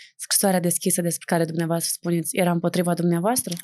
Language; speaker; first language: Romanian; native; Romanian